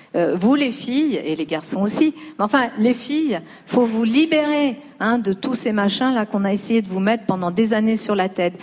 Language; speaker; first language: French; early bilingual, other home language; Spanish